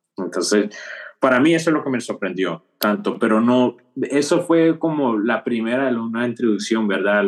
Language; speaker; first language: Spanish; early bilingual, heritage; Spanish